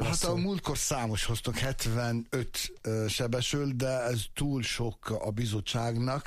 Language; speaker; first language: Hungarian; non-native, fluent; Arabic